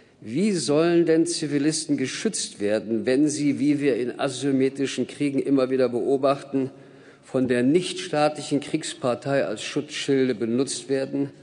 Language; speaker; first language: German; native; German